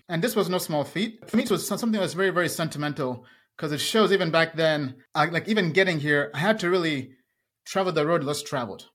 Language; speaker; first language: English; early bilingual, other home language; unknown